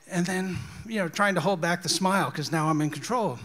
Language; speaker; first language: English; native; English